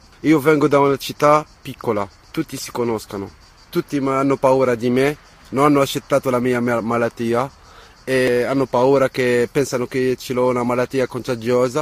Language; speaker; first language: Italian; non-native, fluent; Arabic